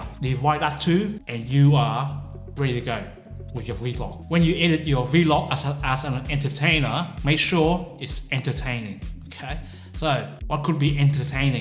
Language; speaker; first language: English; non-native, fluent; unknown